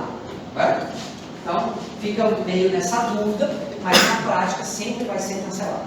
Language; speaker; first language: Portuguese; native; Portuguese